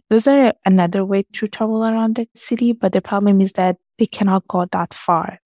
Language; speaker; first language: English; early bilingual, heritage; Italian